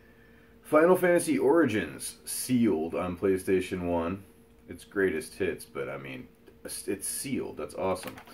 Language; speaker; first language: English; native; English